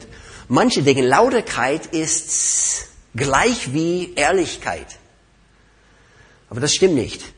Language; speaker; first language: German; non-native, fluent; English